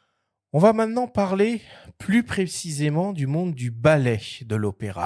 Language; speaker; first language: French; native; French